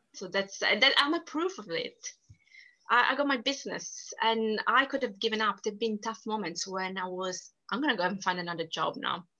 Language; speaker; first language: English; non-native, fluent; Italian